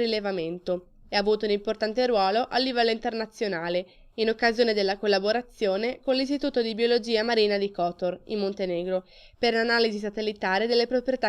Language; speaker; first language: Italian; native; Italian